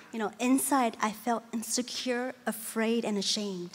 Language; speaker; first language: English; early bilingual, other home language; Chinese